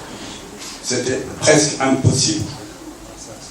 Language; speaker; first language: French; non-native, local second language; Arabic